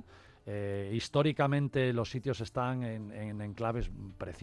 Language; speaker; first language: Spanish; native; Spanish